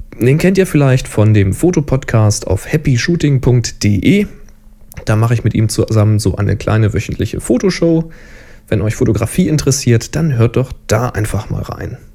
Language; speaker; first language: German; native; German